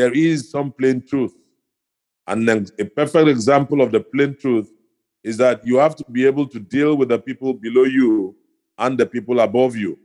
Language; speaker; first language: English; non-native, local second language; Ibibio